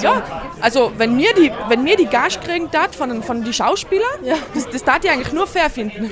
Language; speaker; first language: German; native; German